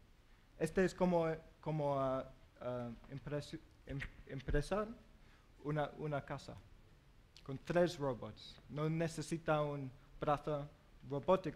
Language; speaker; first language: Spanish; non-native, learner; English